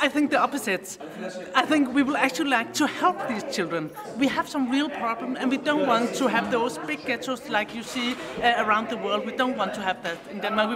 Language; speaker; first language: English; non-native, fluent; Danish